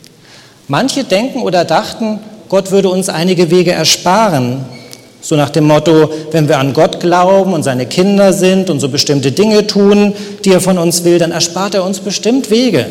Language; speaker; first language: German; native; German